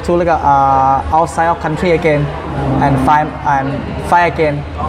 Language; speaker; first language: English; non-native, learner; Thai